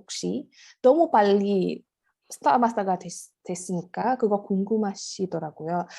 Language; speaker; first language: Korean; non-native, fluent; Indonesian